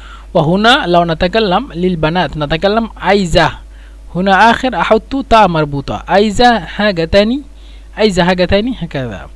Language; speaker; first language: Arabic; non-native, fluent; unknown